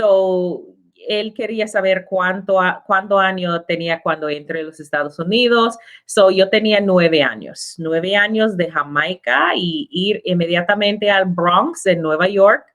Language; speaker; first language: Spanish; non-native, learner; English